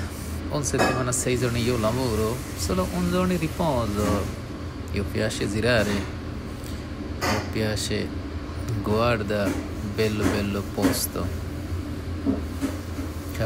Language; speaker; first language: Italian; non-native, learner; Bangla